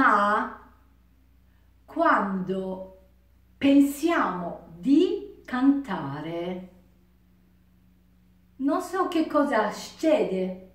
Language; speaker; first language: Italian; non-native, learner; Japanese